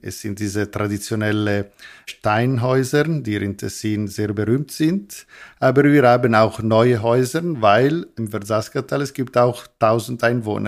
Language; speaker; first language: German; non-native, local second language; Italian